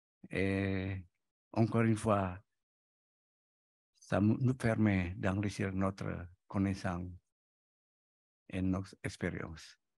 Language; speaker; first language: French; non-native, learner; Indonesian